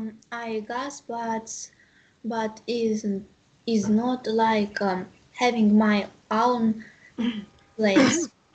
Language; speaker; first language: English; non-native, learner; Russian